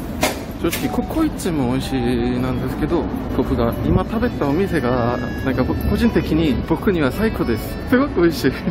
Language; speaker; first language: Japanese; non-native, fluent; Korean